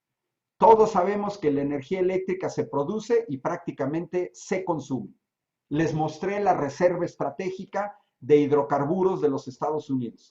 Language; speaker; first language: Spanish; native; Spanish